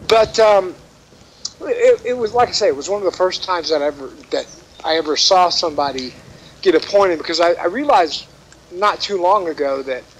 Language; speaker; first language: English; native; English